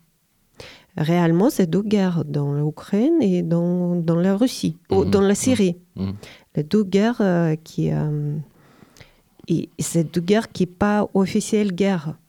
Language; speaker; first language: French; non-native, learner; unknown